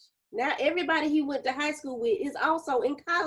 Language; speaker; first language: English; native; English